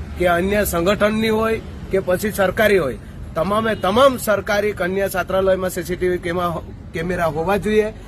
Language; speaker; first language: Gujarati; non-native, local second language; Kukna